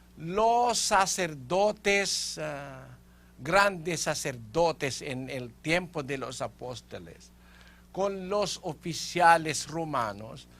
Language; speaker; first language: Spanish; non-native, fluent; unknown